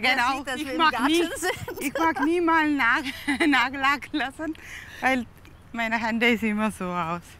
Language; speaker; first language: German; non-native, learner; Tamil